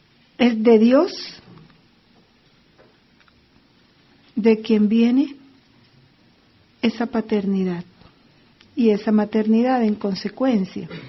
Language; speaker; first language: Spanish; native; Spanish